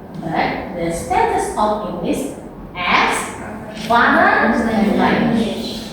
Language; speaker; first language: English; non-native, fluent; Indonesian